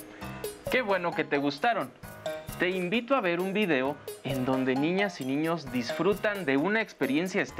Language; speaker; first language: Spanish; native; Spanish